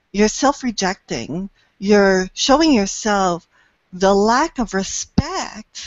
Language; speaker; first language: English; native; English